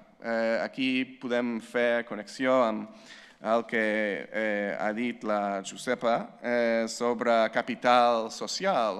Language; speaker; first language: Catalan; non-native, fluent; English